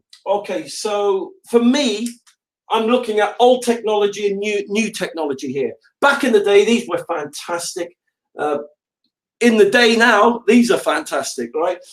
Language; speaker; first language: English; native; English